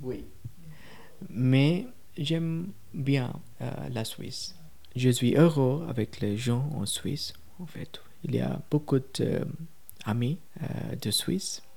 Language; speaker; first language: French; non-native, learner; Tamil